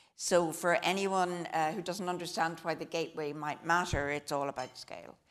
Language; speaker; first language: English; native; English